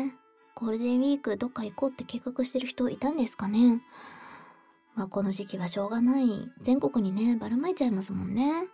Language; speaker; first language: Japanese; native; Japanese